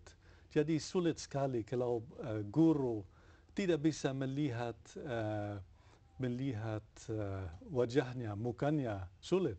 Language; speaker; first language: Indonesian; non-native, fluent; Dutch